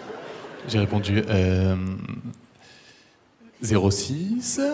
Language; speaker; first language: French; native; French